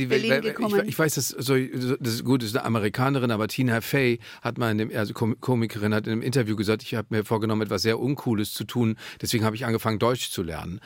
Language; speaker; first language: German; native; German